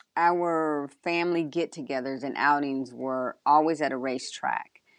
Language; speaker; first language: English; early bilingual, other home language; Spanish